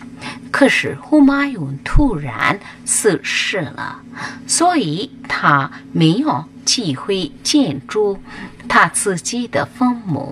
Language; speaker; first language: Chinese; non-native, fluent; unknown